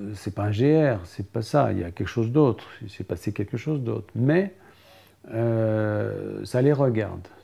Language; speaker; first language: French; native; French